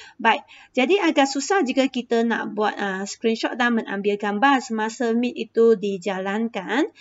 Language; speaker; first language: Malay; non-native, local second language; Chinese